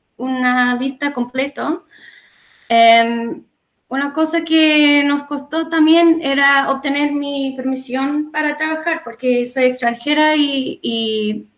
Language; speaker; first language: Spanish; non-native, learner; English